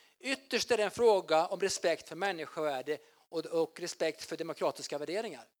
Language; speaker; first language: Swedish; native; Swedish